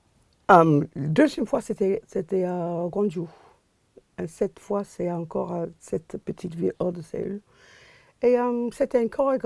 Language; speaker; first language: French; non-native, fluent; English